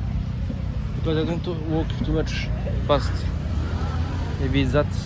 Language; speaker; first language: English; non-native, learner; French